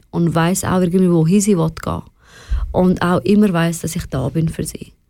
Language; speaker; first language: German; early bilingual, other home language; Persian